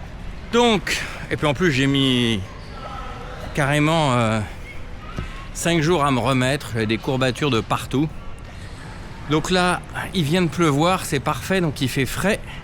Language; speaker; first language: French; native; French